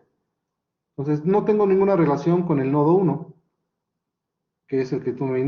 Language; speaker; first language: Spanish; native; Spanish